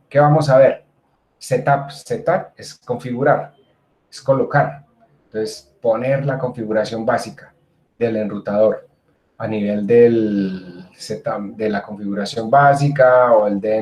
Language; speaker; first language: Spanish; native; Spanish